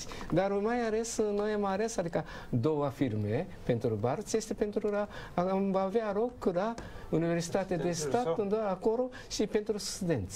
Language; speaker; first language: Romanian; non-native, learner; Japanese